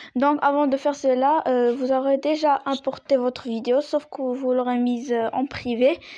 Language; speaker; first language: French; non-native, local second language; Arabic